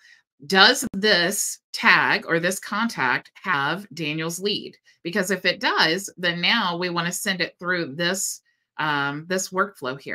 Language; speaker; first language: English; native; English